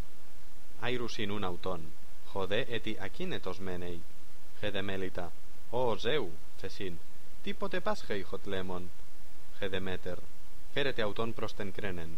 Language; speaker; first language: Greek; non-native, fluent; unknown